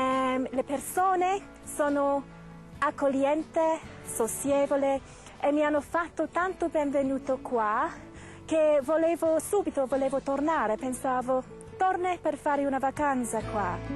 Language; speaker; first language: Italian; non-native, fluent; English